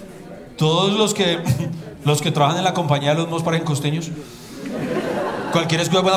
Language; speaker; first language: Spanish; native; Spanish